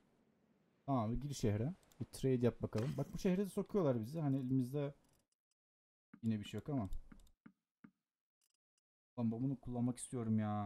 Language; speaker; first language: Turkish; native; Turkish